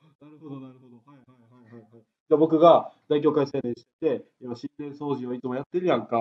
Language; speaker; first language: Japanese; native; Japanese